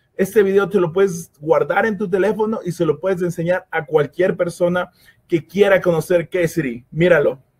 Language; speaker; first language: Spanish; native; Spanish